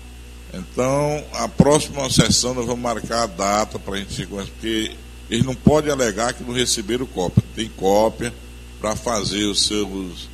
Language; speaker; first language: Portuguese; native; Portuguese